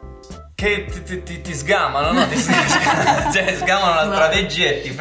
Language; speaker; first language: Italian; native; Italian